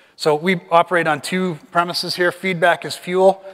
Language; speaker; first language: English; native; English